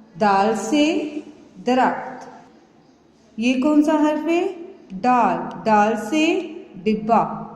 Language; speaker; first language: Urdu; native; Urdu